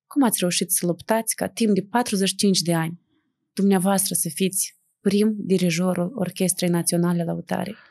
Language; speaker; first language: Romanian; native; Romanian